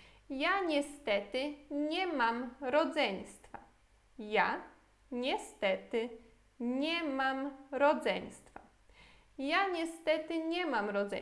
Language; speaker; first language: Polish; non-native, fluent; Portuguese